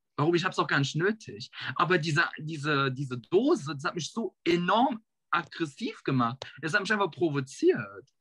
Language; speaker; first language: German; early bilingual, other home language; Turkish